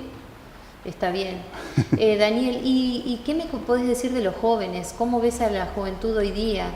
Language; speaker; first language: Spanish; native; Spanish